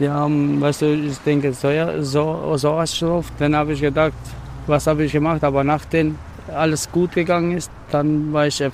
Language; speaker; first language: German; non-native, learner; Albanian